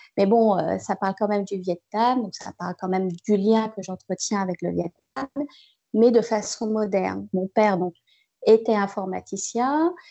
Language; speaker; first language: French; native; French